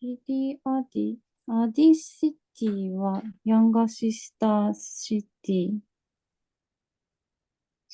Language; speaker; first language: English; non-native, learner; Japanese